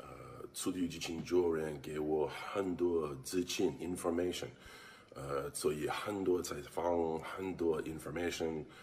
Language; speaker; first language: Chinese; non-native, learner; English